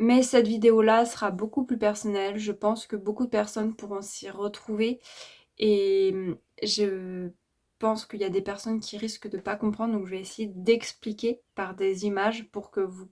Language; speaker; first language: French; native; French